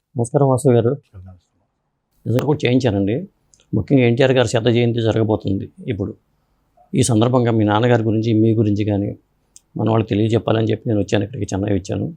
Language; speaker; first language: Telugu; native; Telugu